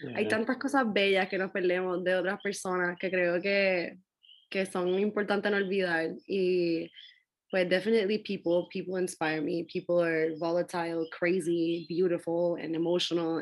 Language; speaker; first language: Spanish; native; Spanish